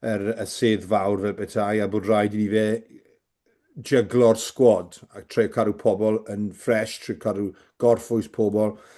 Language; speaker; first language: Welsh; native; Welsh